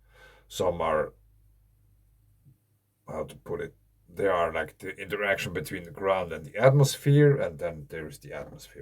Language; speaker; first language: English; non-native, fluent; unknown